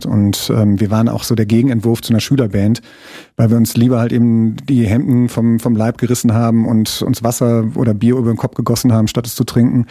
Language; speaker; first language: German; native; German